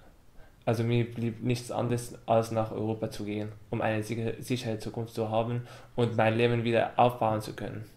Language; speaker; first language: German; non-native, fluent; Arabic